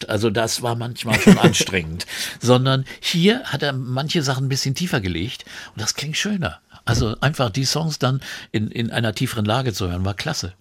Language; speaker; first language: German; native; German